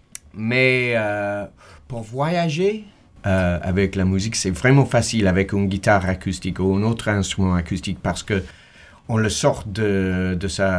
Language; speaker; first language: French; non-native, fluent; English